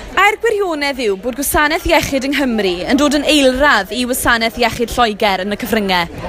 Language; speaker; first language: Welsh; native; Welsh